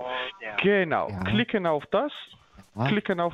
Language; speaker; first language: German; non-native, learner; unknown